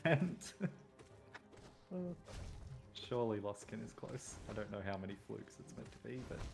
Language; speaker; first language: English; native; English